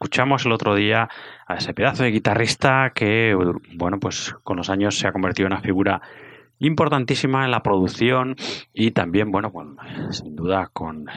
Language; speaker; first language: Spanish; native; Spanish